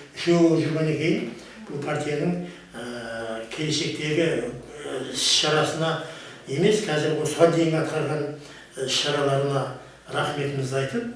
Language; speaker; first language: Kazakh; native; Kazakh